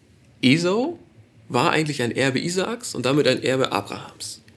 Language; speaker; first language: German; native; German